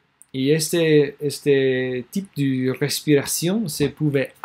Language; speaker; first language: French; non-native, learner; English